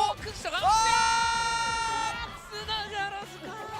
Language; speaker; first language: Japanese; native; Japanese